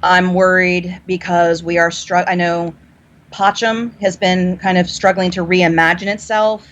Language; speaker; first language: English; native; English